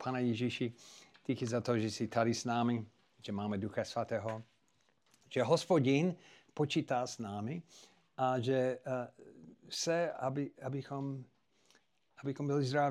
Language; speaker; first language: Czech; non-native, fluent; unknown